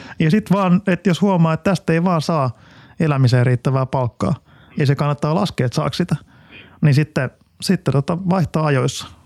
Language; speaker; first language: Finnish; native; Finnish